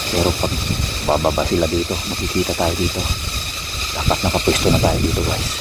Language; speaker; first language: Filipino; non-native, local second language; Iloko